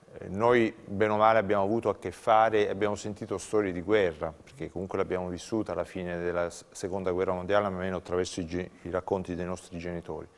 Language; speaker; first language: Italian; native; Italian